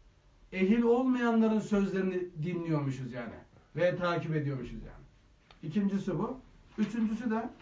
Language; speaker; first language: Turkish; native; Turkish